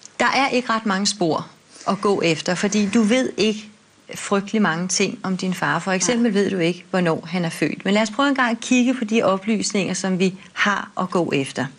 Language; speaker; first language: Danish; native; Danish